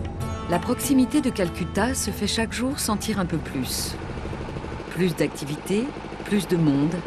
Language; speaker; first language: French; native; French